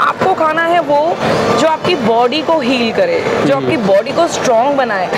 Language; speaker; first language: Hindi; native; Hindi